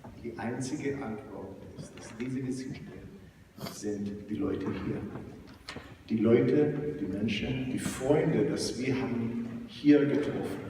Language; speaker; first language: German; non-native, learner; Hebrew